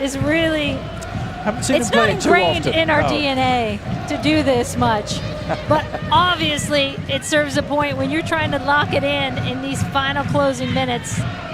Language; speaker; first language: English; native; English